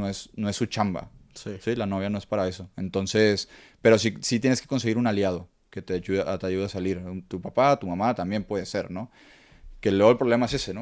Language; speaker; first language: Spanish; native; Spanish